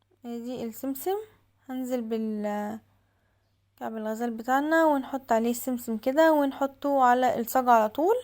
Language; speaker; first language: Arabic; native; Arabic